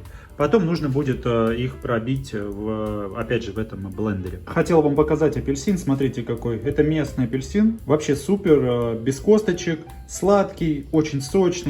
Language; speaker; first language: Russian; native; Russian